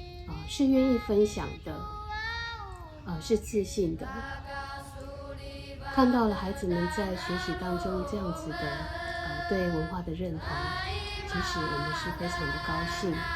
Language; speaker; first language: Chinese; native; Chinese